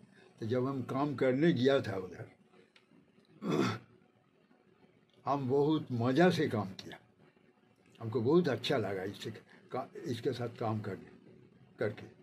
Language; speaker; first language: Hindi; non-native, local second language; Bangla